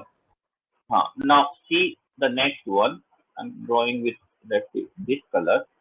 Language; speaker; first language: English; non-native, local second language; Hindi